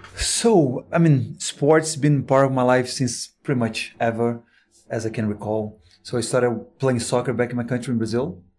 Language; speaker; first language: English; non-native, fluent; Portuguese